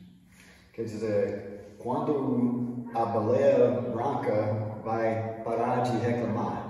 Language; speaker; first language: Portuguese; non-native, fluent; English